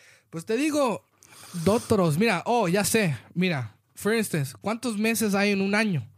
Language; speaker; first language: Spanish; early bilingual, heritage; Spanish